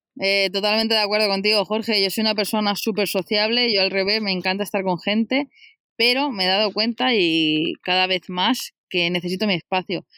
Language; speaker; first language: Spanish; native; Spanish